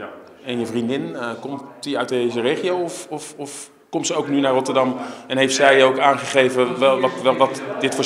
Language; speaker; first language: Dutch; native; Dutch